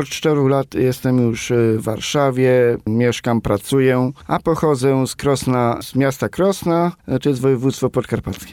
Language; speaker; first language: Polish; non-native, local second language; Romany